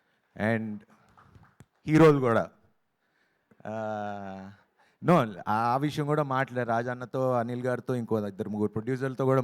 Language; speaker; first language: Telugu; native; Telugu